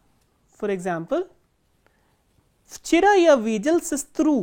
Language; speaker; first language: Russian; non-native, fluent; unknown